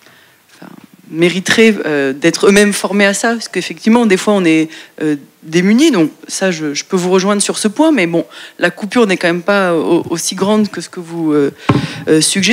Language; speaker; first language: French; native; French